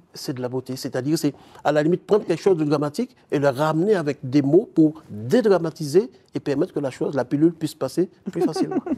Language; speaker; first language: French; native; French